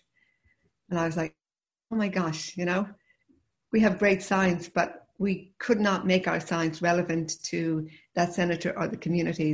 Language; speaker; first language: English; native; English